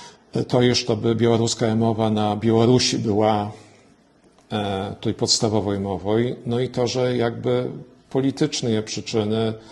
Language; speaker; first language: Polish; non-native, local second language; Belarusian